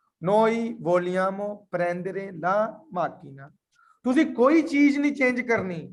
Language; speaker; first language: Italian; non-native, fluent; Punjabi